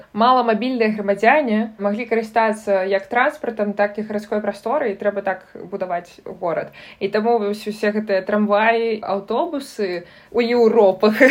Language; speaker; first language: Belarusian; non-native, local second language; Russian